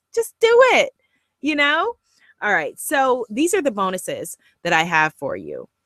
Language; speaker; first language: English; native; English